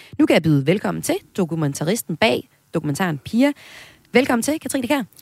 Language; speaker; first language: Danish; native; Danish